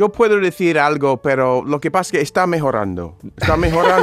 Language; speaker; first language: Spanish; non-native, fluent; English